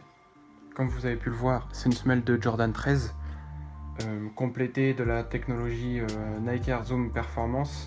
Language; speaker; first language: French; native; French